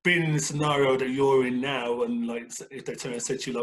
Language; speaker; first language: English; native; English